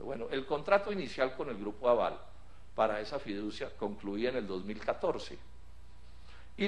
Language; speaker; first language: Spanish; native; Spanish